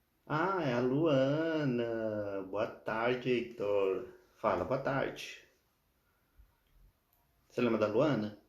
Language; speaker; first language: Portuguese; non-native, fluent; Spanish